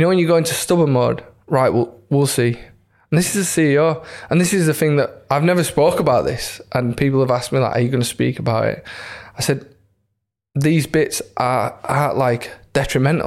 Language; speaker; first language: English; native; English